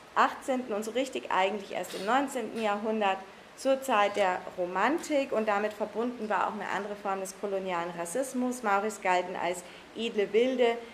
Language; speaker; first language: German; non-native, fluent; English